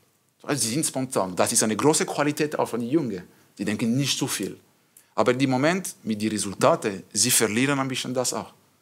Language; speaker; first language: German; non-native, learner; French